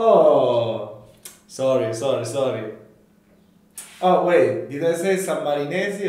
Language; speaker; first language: English; non-native, fluent; Italian